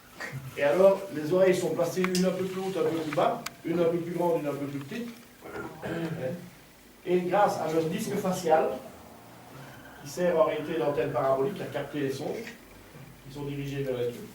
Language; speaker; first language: French; native; French